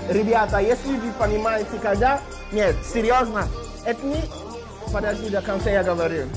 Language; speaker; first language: Russian; non-native, learner; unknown